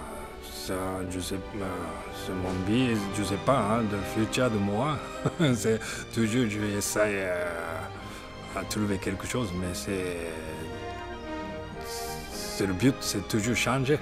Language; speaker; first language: French; non-native, learner; Japanese